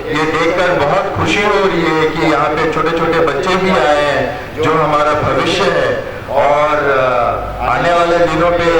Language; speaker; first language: Hindi; non-native, local second language; Malayalam